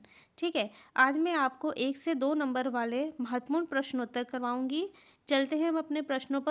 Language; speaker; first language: Hindi; native; Hindi